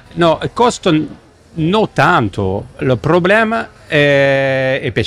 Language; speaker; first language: Italian; non-native, learner; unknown